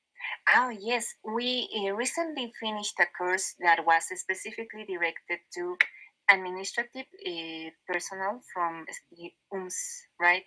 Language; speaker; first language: English; non-native, fluent; Spanish